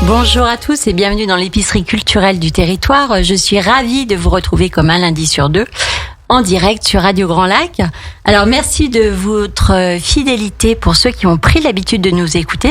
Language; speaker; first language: French; native; French